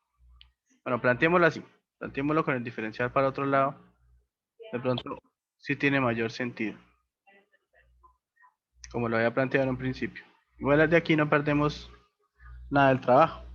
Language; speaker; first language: Spanish; native; Spanish